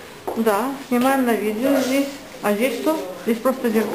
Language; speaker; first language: Russian; native; Russian